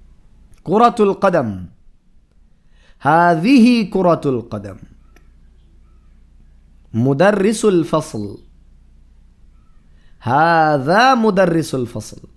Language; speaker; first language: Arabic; non-native, fluent; Bangla